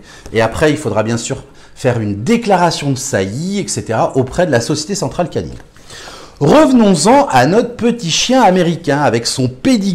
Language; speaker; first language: French; native; French